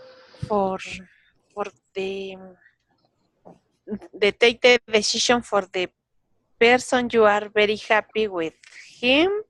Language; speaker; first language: English; non-native, learner; Spanish